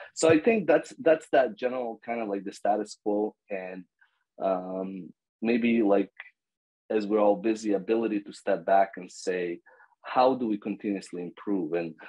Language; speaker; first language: English; non-native, fluent; Bosnian